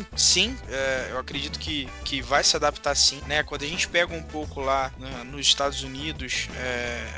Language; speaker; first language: Portuguese; native; Portuguese